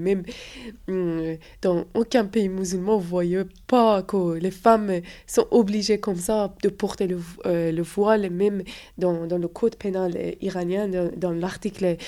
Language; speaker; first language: French; non-native, fluent; Persian